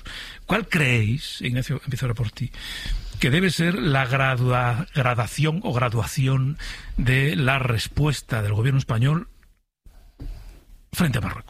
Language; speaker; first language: Spanish; native; Spanish